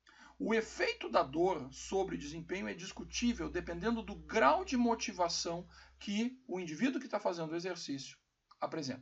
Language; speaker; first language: Portuguese; native; Portuguese